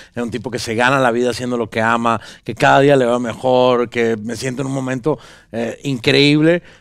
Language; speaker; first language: Spanish; native; Spanish